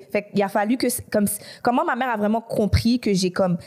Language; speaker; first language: French; native; French